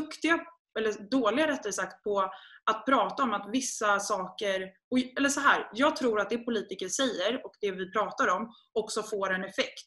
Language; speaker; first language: Swedish; native; Swedish